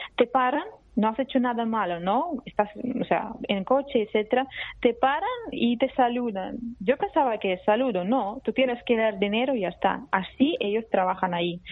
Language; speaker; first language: Spanish; non-native, fluent; Georgian